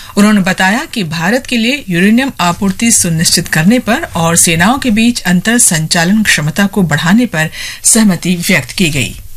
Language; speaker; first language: Hindi; non-native, local second language; Assamese